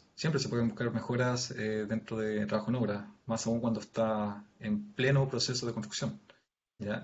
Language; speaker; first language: Spanish; native; Spanish